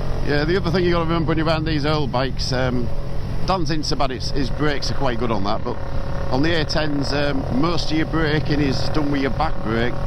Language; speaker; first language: English; native; English